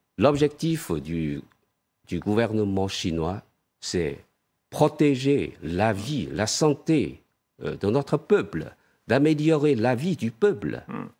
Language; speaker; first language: French; non-native, fluent; Chinese